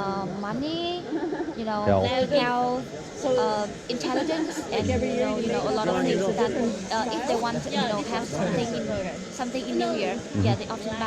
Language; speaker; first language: English; non-native, learner; Vietnamese